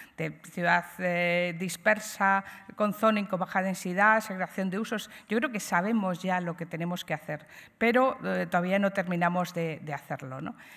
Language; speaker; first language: Spanish; native; Spanish